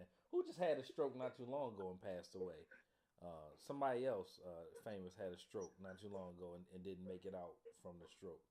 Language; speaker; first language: English; native; English